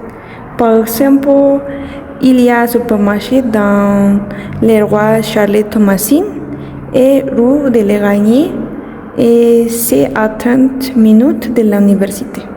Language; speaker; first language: French; non-native, learner; Spanish